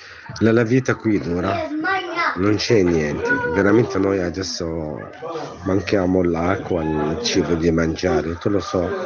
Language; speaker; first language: Italian; non-native, learner; Arabic